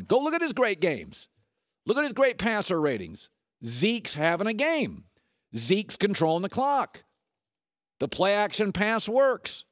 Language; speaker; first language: English; native; English